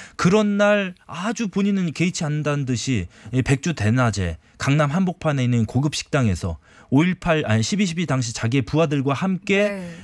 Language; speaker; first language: Korean; native; Korean